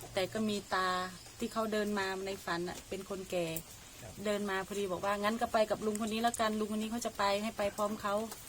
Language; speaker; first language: Thai; native; Thai